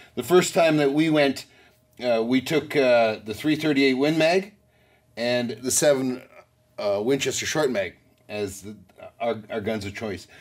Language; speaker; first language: English; native; English